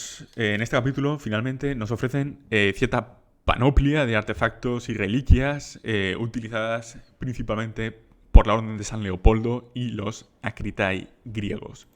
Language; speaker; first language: Spanish; native; Spanish